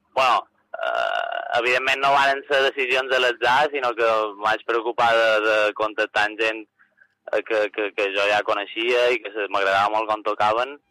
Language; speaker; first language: Catalan; native; Catalan